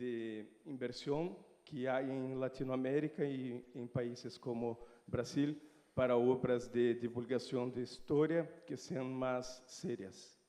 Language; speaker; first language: Spanish; non-native, fluent; Portuguese